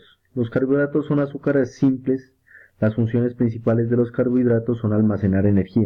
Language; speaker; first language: Spanish; native; Spanish